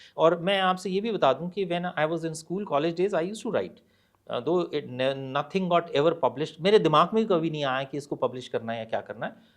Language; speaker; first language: Hindi; native; Hindi